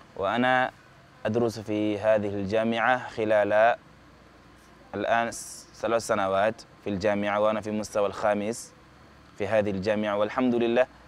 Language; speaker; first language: Arabic; non-native, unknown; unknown